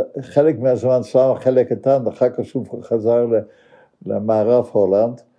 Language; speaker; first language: Hebrew; non-native, fluent; Dutch